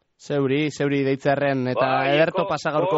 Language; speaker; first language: Basque; native; Basque